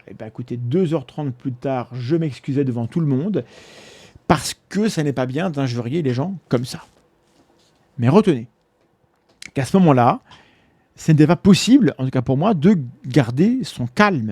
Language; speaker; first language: French; native; French